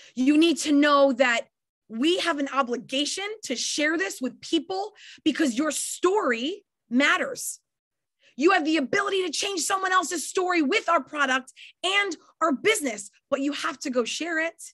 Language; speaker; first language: English; native; English